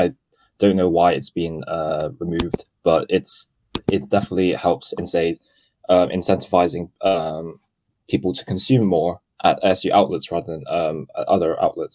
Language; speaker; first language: English; non-native, local second language; Cantonese